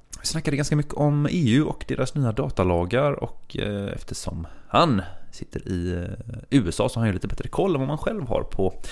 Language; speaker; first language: Swedish; native; Swedish